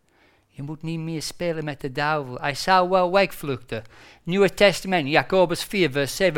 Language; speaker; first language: Dutch; non-native, fluent; English